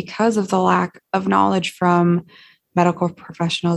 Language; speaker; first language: English; native; English